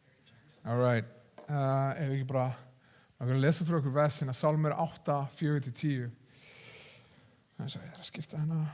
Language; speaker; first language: Icelandic; non-native, fluent; English